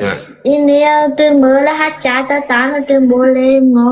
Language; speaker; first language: Indonesian; non-native, learner; Vietnamese